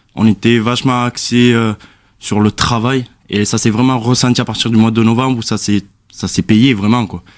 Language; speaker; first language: French; native; French